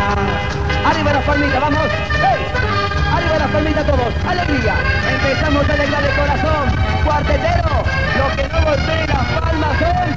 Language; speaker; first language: Spanish; native; Spanish